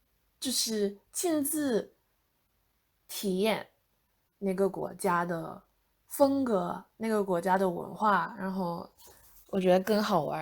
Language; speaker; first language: Chinese; non-native, fluent; English